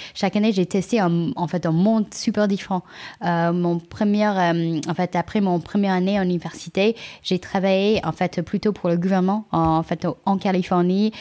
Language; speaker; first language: French; non-native, fluent; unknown